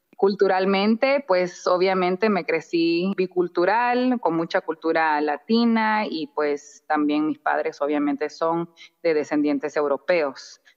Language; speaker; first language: Spanish; early bilingual, other home language; English